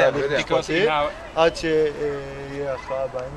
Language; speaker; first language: Hebrew; native; Hebrew